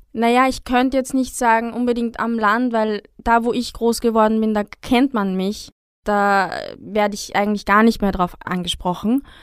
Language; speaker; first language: German; native; German